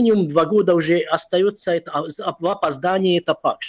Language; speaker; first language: Russian; non-native, fluent; Hungarian